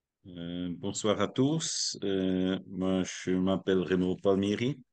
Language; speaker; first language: French; non-native, learner; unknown